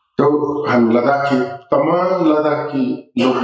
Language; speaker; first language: Hindi; non-native, local second language; Ladakhi